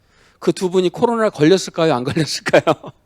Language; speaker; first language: Korean; native; Korean